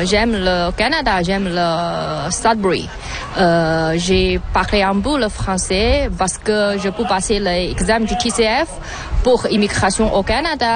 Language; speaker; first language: French; non-native, learner; Chinese